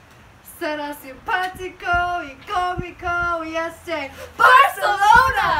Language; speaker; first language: Spanish; non-native, learner; English